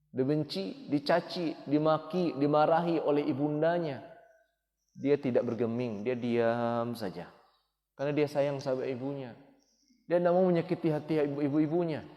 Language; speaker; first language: Malay; native; Malay